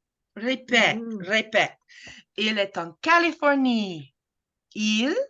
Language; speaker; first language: French; non-native, fluent; English